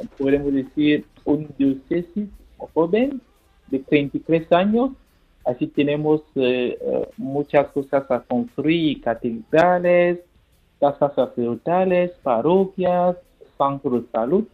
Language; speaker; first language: Spanish; non-native, fluent; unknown